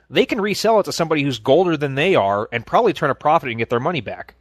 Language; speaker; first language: English; native; English